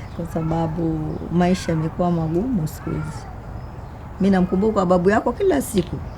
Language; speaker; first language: Swahili; native; Swahili